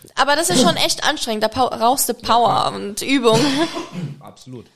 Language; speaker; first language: German; non-native, fluent; Czech